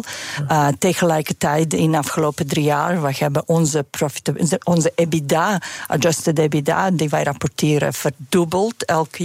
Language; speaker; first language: Dutch; non-native, fluent; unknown